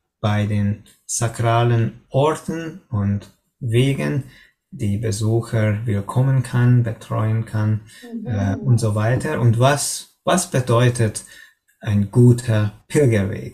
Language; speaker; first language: German; non-native, learner; Hungarian